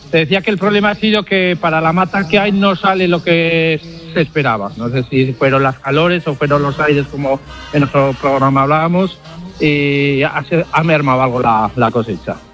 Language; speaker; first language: Spanish; native; Spanish